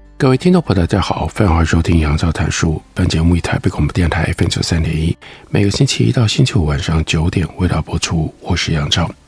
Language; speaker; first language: Chinese; native; Chinese